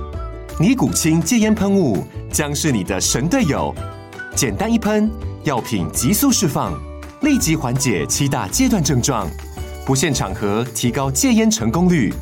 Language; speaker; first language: Chinese; native; Chinese